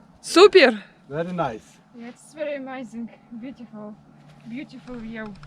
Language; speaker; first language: English; non-native, learner; Ukrainian